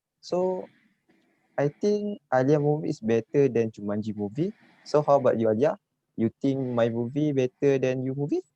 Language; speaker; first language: English; non-native, learner; Malay